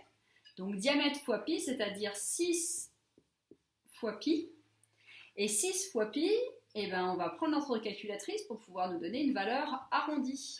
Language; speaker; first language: French; native; French